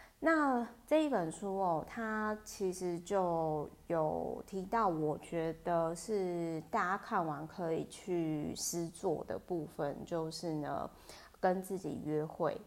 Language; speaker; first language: Chinese; native; Chinese